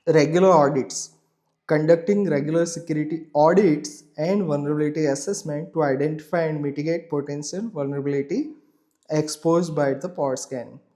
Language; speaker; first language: English; non-native, local second language; Gujarati